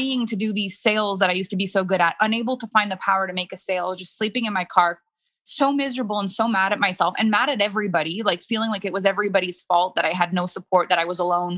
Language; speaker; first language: English; non-native, fluent; French